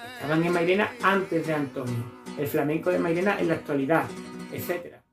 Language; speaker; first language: Spanish; native; Spanish